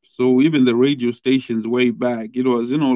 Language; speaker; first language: English; non-native, local second language; Shona